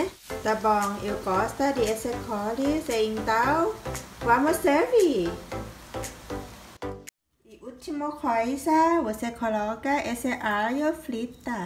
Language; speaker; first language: Portuguese; non-native, learner; Thai